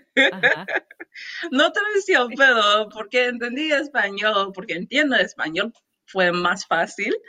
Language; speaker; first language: Spanish; non-native, learner; English